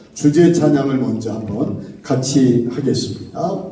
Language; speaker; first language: Korean; native; Korean